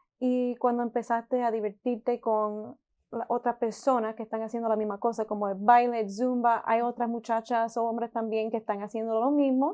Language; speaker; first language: Spanish; early bilingual, heritage; Spanish